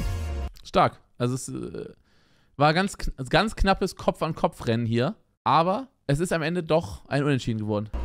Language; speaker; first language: German; native; German